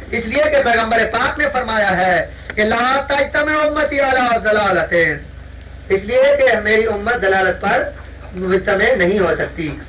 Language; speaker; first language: Urdu; non-native, local second language; Punjabi